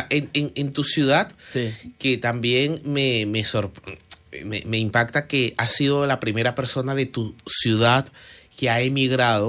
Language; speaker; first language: Spanish; native; Spanish